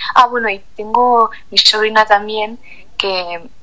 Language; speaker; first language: Spanish; non-native, fluent; Ukrainian